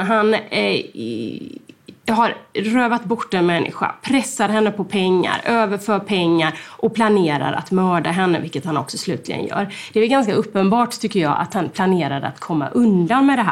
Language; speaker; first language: Swedish; native; Swedish